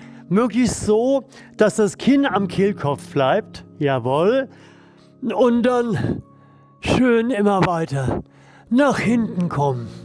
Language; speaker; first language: German; native; German